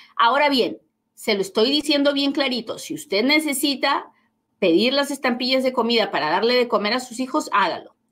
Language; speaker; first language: Spanish; native; Spanish